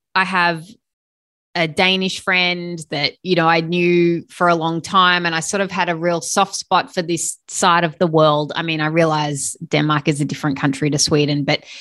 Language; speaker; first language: English; native; English